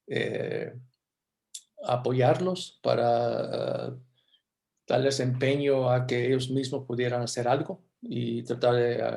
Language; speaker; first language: Spanish; early bilingual, heritage; Spanish